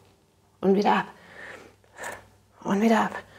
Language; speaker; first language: German; native; German